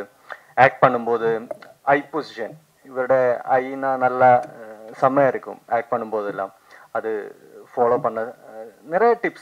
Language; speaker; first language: Tamil; non-native, learner; Malayalam